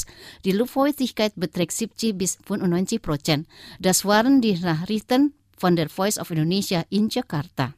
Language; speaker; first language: German; non-native, fluent; Indonesian